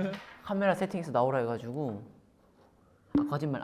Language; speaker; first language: Korean; native; Korean